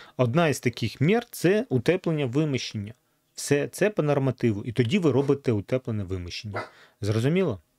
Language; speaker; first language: Ukrainian; non-native, local second language; Russian